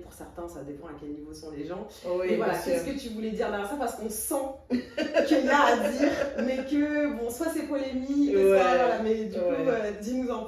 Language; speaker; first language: French; native; French